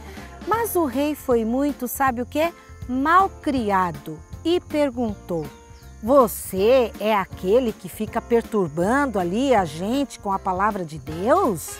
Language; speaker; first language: Portuguese; native; Portuguese